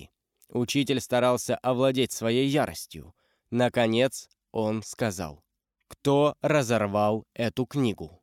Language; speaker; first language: Russian; native; Russian